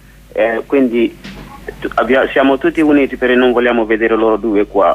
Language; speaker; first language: Italian; non-native, learner; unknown